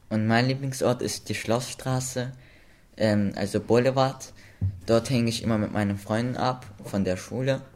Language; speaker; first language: German; early bilingual, other home language; Russian